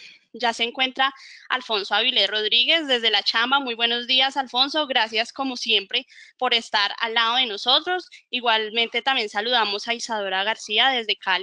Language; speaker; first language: Spanish; native; Spanish